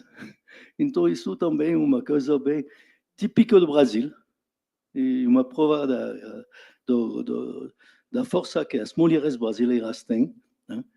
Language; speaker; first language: Portuguese; non-native, fluent; French